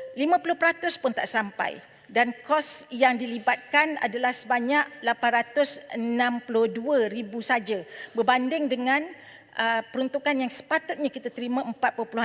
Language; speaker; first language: Malay; native; Malay